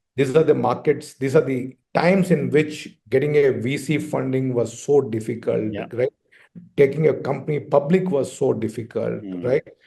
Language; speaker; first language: English; non-native, local second language; Telugu